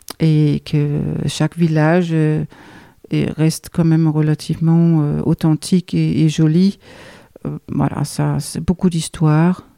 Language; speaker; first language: French; non-native, fluent; Danish